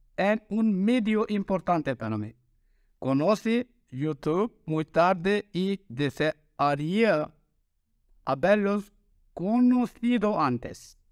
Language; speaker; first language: Spanish; non-native, learner; Turkish